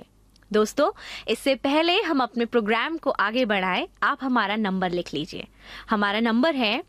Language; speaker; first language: Hindi; native; Hindi